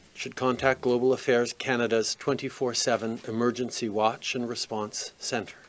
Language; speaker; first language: English; native; English